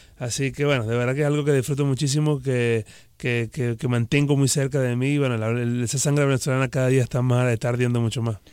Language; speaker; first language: Spanish; native; Spanish